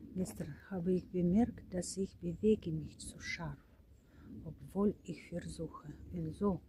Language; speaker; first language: German; non-native, learner; Russian